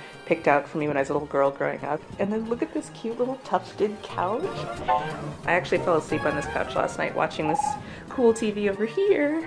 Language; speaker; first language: English; native; English